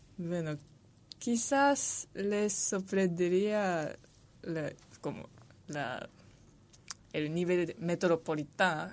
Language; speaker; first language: Spanish; non-native, fluent; Japanese